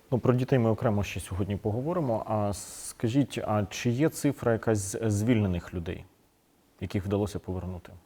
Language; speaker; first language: Ukrainian; native; Ukrainian